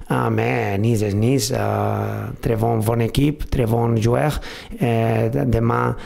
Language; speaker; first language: French; non-native, fluent; Spanish